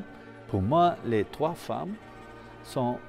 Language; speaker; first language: French; non-native, fluent; Dutch